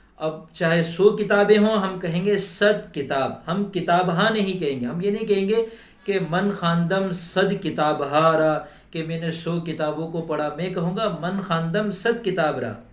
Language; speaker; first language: Urdu; native; Urdu